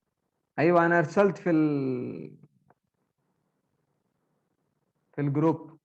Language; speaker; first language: Arabic; non-native, learner; Urdu